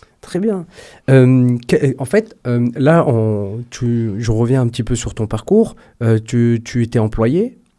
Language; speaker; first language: French; native; French